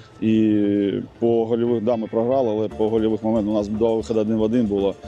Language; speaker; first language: Ukrainian; native; Ukrainian